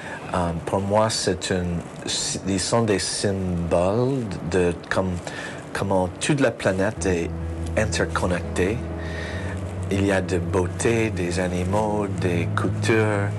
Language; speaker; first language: French; non-native, learner; English